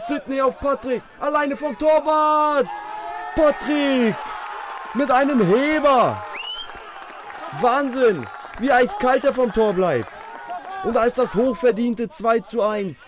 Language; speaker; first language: German; native; German